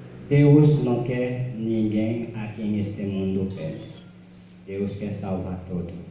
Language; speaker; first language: Portuguese; non-native, learner; Haitian Creole